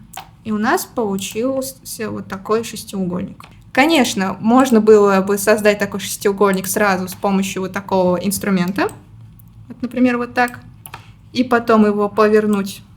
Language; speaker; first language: Russian; native; Russian